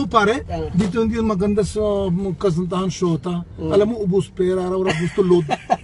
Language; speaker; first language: Filipino; non-native, learner; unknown